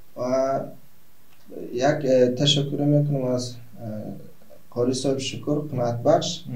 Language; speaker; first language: Persian; non-native, local second language; Turkmen